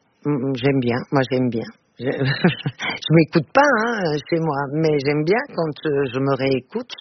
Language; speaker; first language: French; non-native, fluent; Portuguese